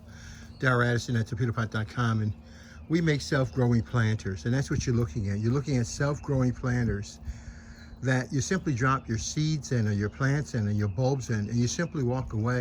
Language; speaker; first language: English; native; English